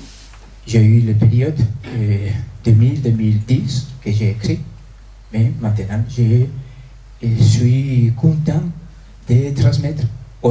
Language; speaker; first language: French; non-native, fluent; Spanish